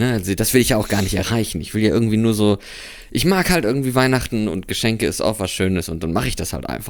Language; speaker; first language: German; native; German